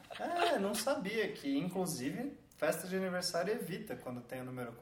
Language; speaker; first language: Portuguese; native; Portuguese